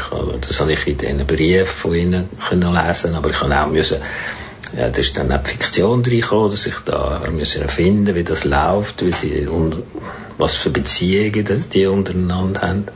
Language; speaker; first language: German; native; German